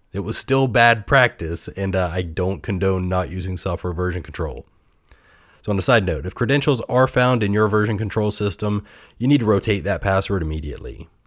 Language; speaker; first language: English; native; English